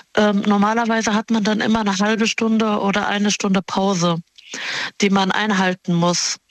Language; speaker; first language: German; early bilingual, other home language; Arabic